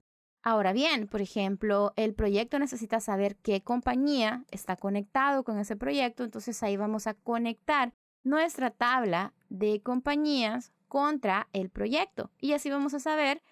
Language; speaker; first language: Spanish; native; Spanish